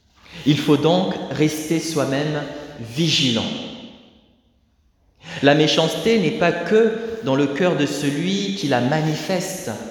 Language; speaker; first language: French; native; French